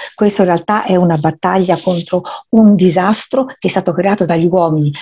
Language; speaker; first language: Italian; native; Italian